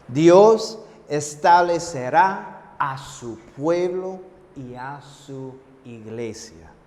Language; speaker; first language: Spanish; non-native, fluent; English